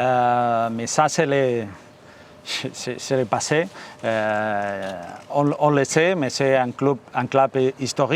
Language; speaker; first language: French; non-native, fluent; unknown